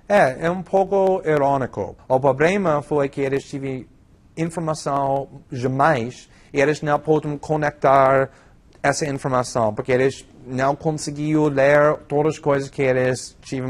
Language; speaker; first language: Portuguese; non-native, fluent; English